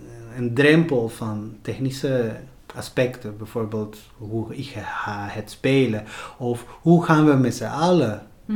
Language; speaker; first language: Dutch; non-native, fluent; Spanish